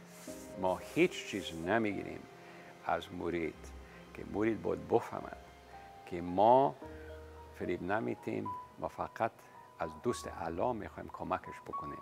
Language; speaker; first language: Persian; non-native, fluent; English